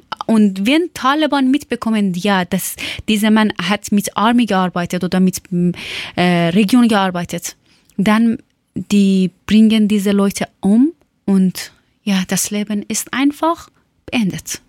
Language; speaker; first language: German; non-native, learner; Persian